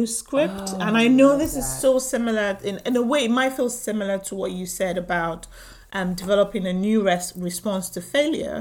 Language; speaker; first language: English; non-native, local second language; Yoruba